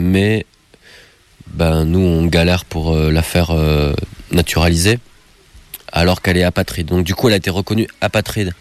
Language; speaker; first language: French; native; French